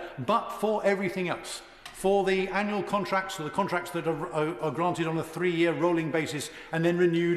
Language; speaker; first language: English; native; English